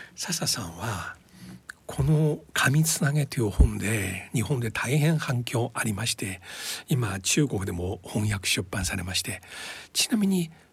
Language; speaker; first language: Japanese; non-native, fluent; Chinese